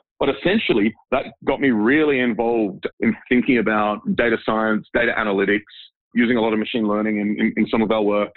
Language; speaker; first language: English; native; English